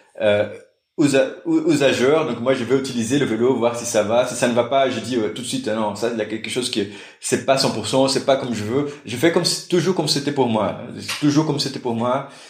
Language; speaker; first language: French; non-native, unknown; Portuguese